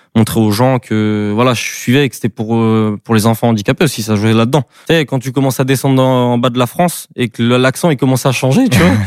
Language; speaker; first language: French; native; French